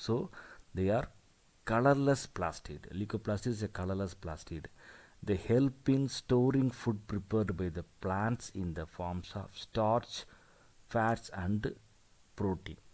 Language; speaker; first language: English; non-native, local second language; Tamil